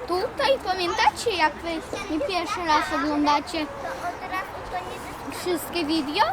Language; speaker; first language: Polish; early bilingual, other home language; Russian